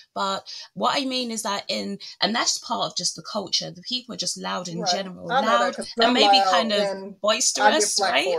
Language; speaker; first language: English; early bilingual, other home language; Yoruba